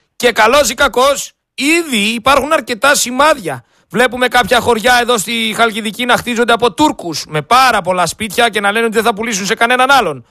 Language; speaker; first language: Greek; native; Greek